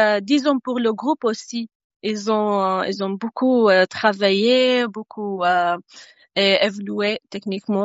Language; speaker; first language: French; non-native, fluent; Arabic